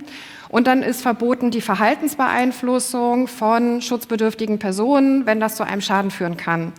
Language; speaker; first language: German; native; German